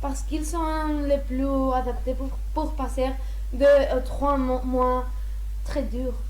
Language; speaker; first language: French; non-native, learner; Spanish